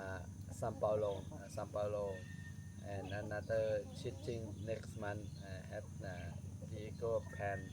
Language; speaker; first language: English; non-native, learner; Thai